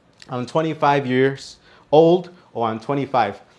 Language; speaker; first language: English; early bilingual, other home language; Spanish